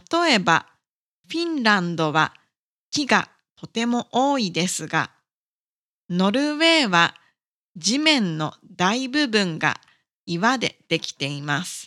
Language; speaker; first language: Japanese; native; Japanese